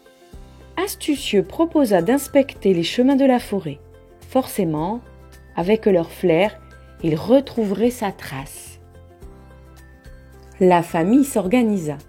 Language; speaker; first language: French; native; French